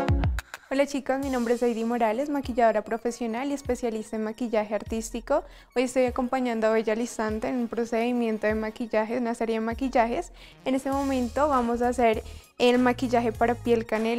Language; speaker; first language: Spanish; native; Spanish